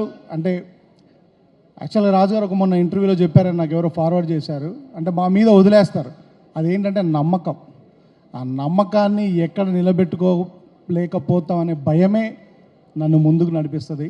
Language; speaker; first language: Telugu; native; Telugu